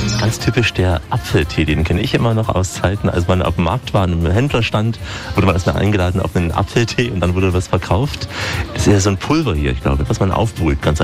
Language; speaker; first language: German; native; German